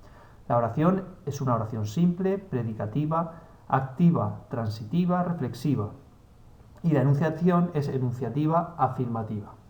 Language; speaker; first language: Spanish; native; Spanish